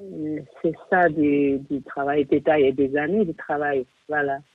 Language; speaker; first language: French; non-native, fluent; Chinese